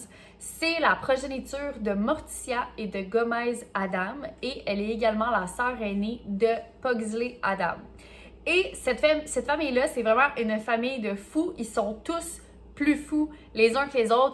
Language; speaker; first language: French; native; French